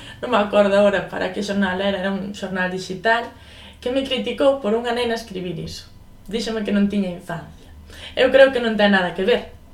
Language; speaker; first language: Galician; native; Galician